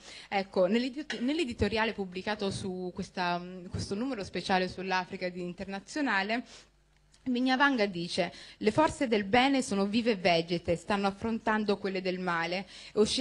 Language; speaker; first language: Italian; early bilingual, other home language; Somali